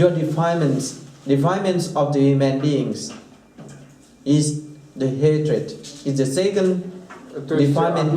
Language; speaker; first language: English; non-native, fluent; Thai